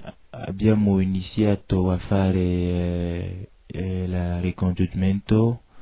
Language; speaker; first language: Italian; non-native, learner; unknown